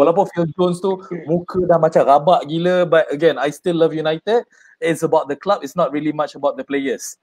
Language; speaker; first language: English; non-native, local second language; Malay